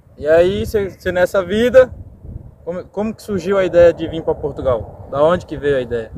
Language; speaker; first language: Portuguese; native; Portuguese